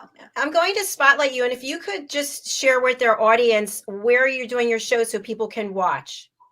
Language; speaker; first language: English; native; English